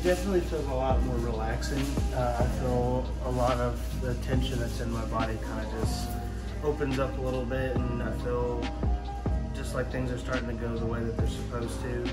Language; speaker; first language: English; native; English